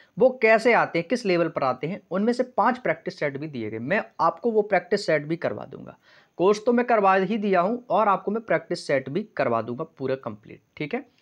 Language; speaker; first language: Hindi; native; Hindi